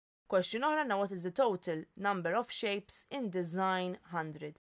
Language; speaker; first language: English; non-native, local second language; Maltese